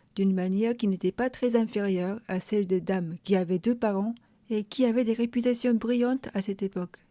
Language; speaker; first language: French; non-native, fluent; Japanese